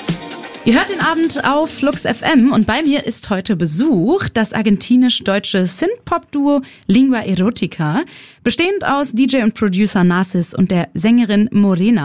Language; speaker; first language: German; native; German